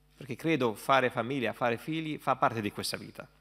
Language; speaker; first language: Italian; non-native, fluent; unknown